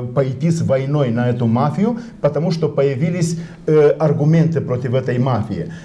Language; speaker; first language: Russian; non-native, local second language; Romanian